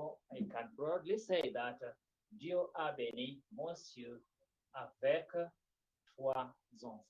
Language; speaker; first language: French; non-native, fluent; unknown